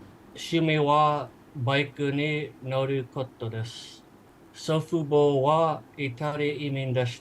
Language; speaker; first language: Japanese; non-native, learner; English